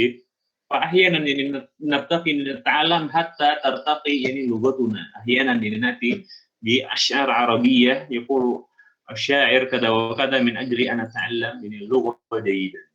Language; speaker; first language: Arabic; non-native, fluent; Indonesian